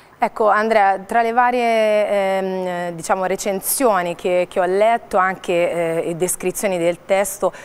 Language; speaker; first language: Italian; native; Italian